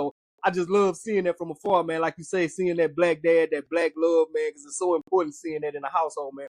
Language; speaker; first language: English; native; English